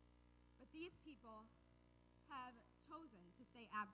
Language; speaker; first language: English; native; English